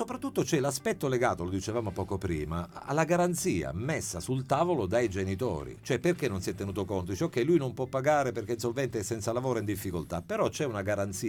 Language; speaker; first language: Italian; native; Italian